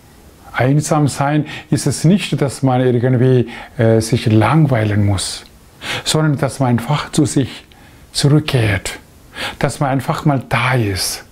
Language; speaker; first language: German; non-native, fluent; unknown